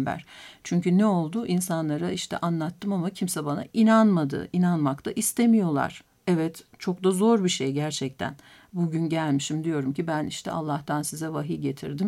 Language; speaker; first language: Turkish; native; Turkish